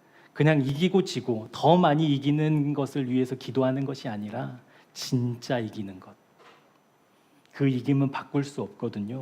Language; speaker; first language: Korean; native; Korean